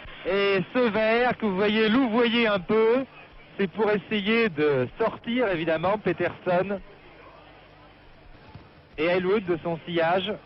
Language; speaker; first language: French; native; French